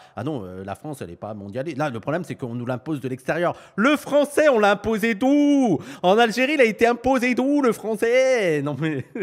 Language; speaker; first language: French; native; French